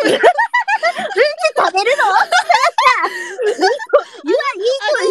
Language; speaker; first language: Japanese; native; Japanese